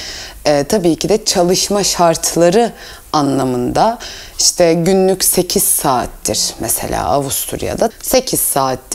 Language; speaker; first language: Turkish; early bilingual, heritage; Turkish